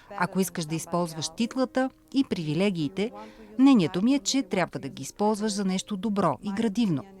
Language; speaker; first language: Bulgarian; early bilingual, heritage; Bulgarian